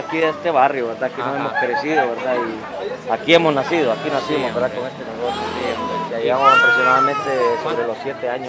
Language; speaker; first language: Spanish; native; Spanish